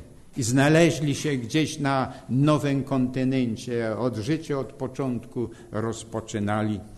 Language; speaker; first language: Polish; native; Polish